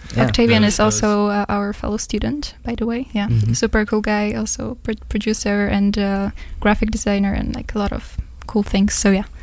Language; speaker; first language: English; non-native, fluent; Polish